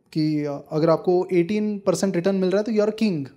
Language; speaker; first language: Hindi; non-native, local second language; Marathi